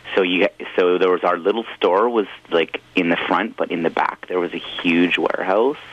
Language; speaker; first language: English; native; English